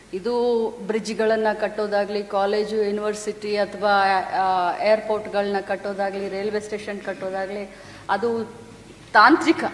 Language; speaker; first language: Kannada; native; Kannada